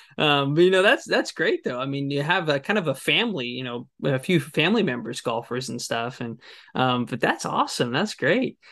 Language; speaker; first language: English; native; English